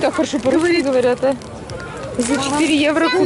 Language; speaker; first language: Russian; native; Russian